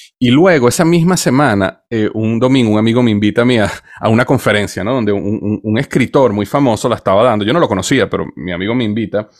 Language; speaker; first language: Spanish; native; Spanish